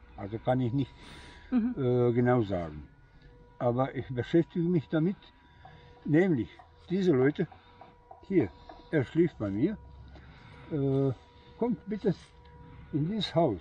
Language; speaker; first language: German; non-native, fluent; Bosnian